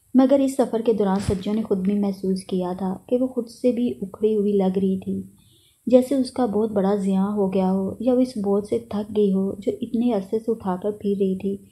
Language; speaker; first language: Urdu; native; Urdu